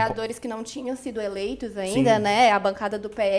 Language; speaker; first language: Portuguese; native; Portuguese